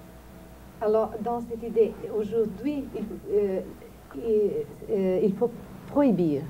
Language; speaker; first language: French; non-native, fluent; Portuguese